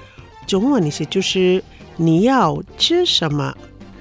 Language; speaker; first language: Chinese; non-native, fluent; Indonesian